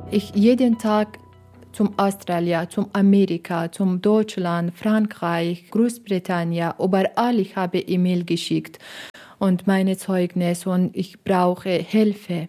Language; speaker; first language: German; non-native, learner; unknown